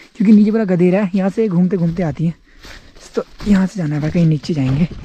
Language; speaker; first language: Hindi; native; Hindi